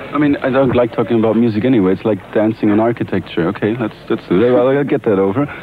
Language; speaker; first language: English; non-native, fluent; German